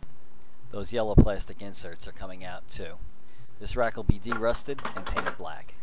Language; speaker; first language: English; native; English